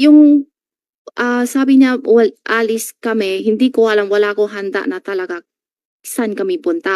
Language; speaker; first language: Filipino; non-native, learner; Chinese